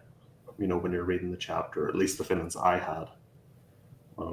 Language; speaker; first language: English; native; English